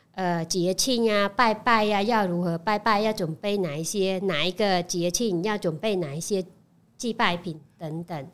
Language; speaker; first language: Chinese; non-native, fluent; Khmer